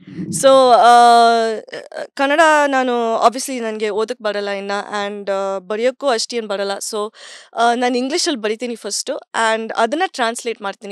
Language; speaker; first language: Kannada; early bilingual, heritage; English